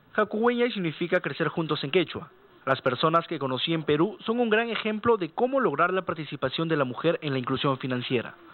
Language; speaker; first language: Spanish; native; Spanish